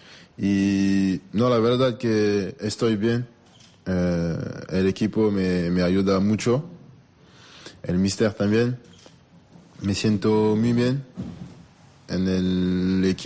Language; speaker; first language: Spanish; non-native, learner; French